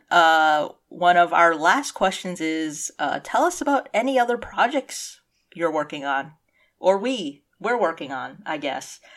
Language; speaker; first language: English; early bilingual, other home language; Cantonese